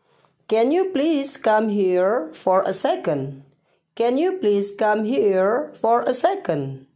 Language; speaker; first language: English; non-native, fluent; Indonesian